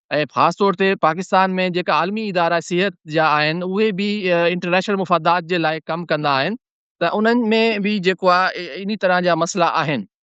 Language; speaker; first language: Sindhi; non-native, local second language; Urdu